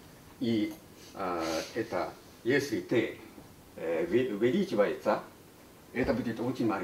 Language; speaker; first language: Russian; non-native, learner; Japanese